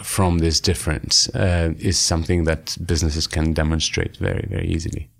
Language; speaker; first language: English; non-native, fluent; Russian